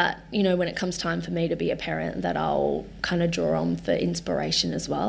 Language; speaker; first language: English; native; English